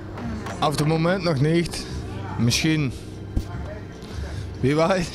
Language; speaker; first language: German; non-native, learner; Dutch